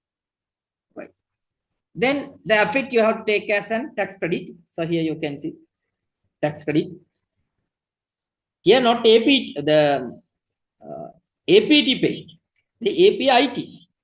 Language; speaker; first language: English; non-native, local second language; Sinhala